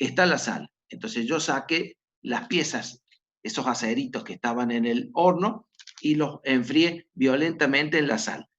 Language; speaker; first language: Spanish; native; Spanish